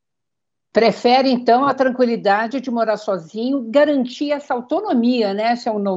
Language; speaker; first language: Portuguese; native; Portuguese